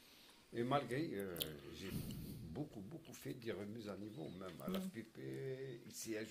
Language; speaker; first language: French; non-native, learner; Arabic